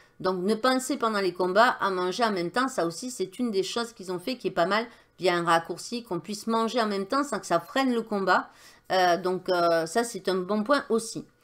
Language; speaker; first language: French; native; French